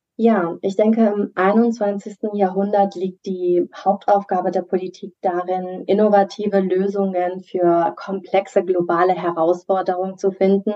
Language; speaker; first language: German; early bilingual, other home language; Persian